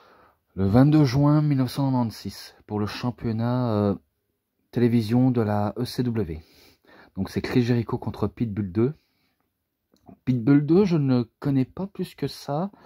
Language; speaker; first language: French; native; French